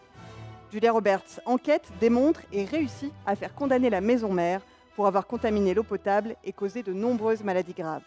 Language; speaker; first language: French; native; French